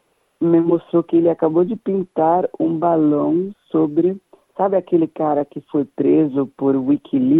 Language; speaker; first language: Portuguese; non-native, fluent; Danish